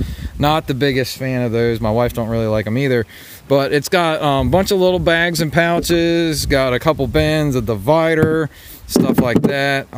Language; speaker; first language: English; native; English